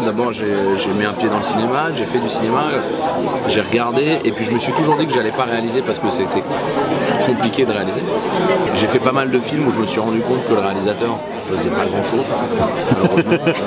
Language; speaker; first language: French; native; French